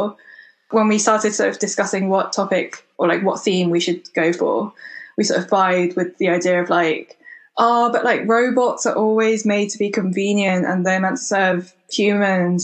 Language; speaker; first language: English; native; English